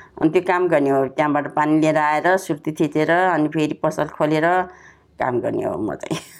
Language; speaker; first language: Nepali; non-native, local second language; Newari